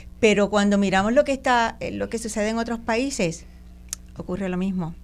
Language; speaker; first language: Spanish; native; Spanish